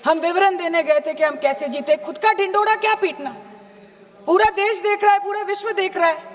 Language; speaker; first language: Hindi; non-native, local second language; Bangla